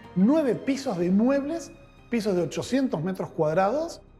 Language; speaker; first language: Spanish; native; Spanish